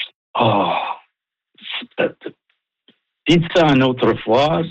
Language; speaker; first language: French; non-native, local second language; English